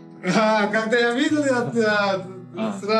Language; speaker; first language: Russian; non-native, learner; Uzbek